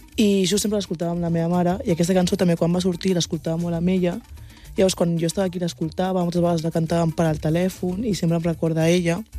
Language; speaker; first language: Catalan; early bilingual, other home language; Wolof